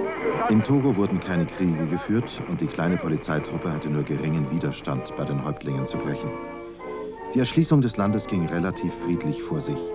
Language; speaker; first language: German; native; German